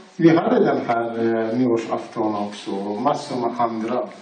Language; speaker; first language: Swedish; non-native, learner; Persian